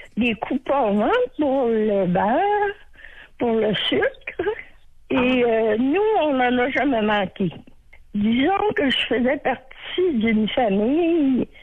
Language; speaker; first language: French; native; French